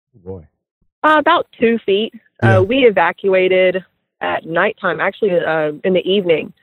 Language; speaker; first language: English; native; English